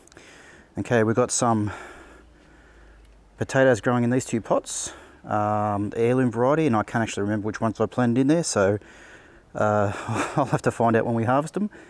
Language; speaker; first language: English; native; English